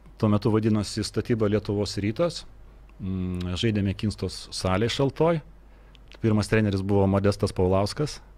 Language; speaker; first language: Lithuanian; native; Lithuanian